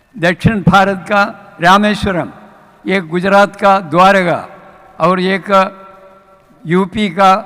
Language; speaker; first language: Hindi; non-native, local second language; Malayalam